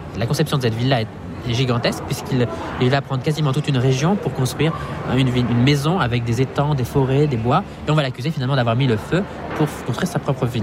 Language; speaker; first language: French; native; French